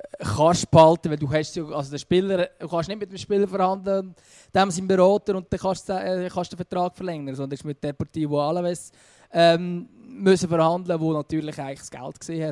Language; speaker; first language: German; native; German